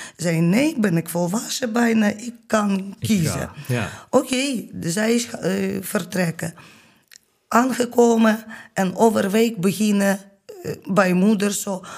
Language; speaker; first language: Dutch; non-native, learner; Ukrainian